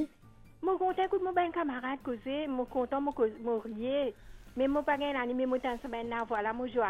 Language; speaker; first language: French; non-native, local second language; Morisyen